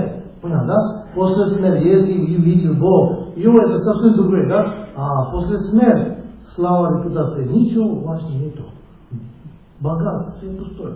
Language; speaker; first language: Russian; non-native, learner; Tibetan